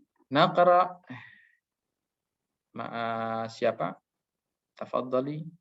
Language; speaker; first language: Arabic; non-native, fluent; Indonesian